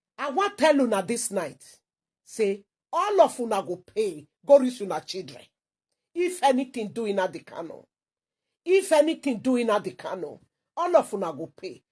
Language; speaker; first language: Nigerian Pidgin; non-native, local second language; Igbo